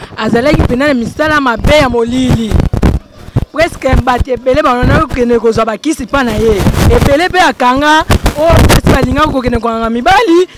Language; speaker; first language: Lingala; non-native, local second language; Kongo